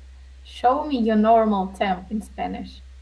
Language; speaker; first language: English; non-native, learner; Russian